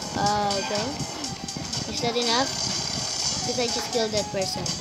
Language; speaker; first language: English; non-native, local second language; Filipino